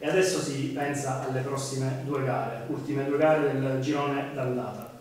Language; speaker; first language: Italian; native; Italian